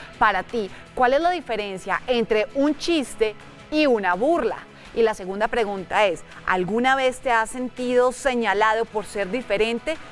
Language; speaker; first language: Spanish; native; Spanish